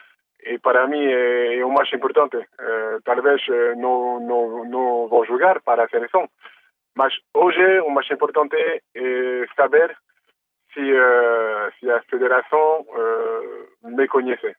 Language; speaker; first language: Portuguese; early bilingual, heritage; French